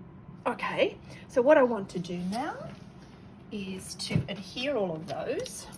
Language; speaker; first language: English; native; English